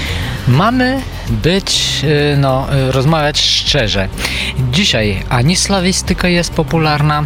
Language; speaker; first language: Polish; non-native, fluent; Bulgarian